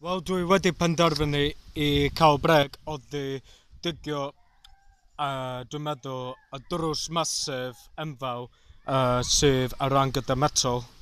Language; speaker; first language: Welsh; non-native, learner; English